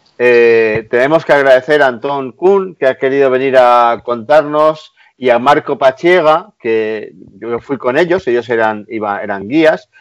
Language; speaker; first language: Spanish; native; Spanish